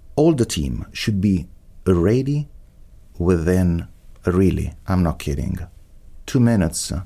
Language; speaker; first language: English; non-native, fluent; Italian